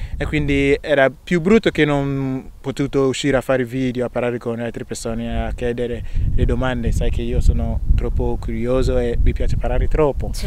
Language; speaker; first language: Italian; non-native, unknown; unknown